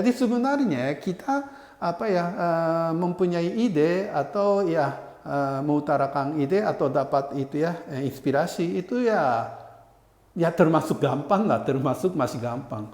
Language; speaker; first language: Indonesian; non-native, fluent; Japanese